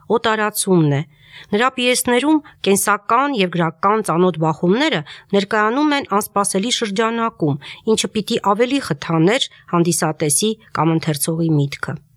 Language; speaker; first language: Armenian; native; Armenian